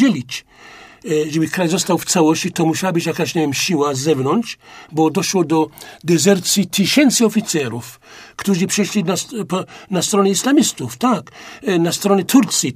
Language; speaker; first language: Polish; non-native, fluent; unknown